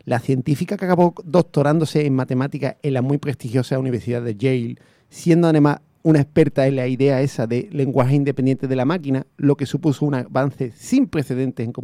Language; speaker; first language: Spanish; native; Spanish